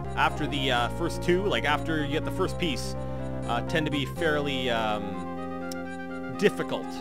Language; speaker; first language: English; native; English